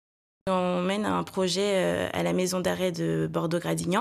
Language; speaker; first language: French; native; French